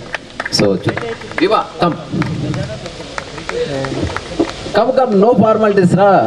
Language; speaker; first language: Telugu; native; Telugu